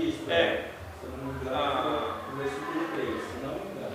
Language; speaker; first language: Portuguese; native; Portuguese